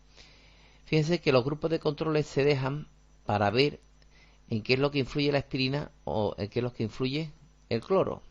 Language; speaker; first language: Spanish; native; Spanish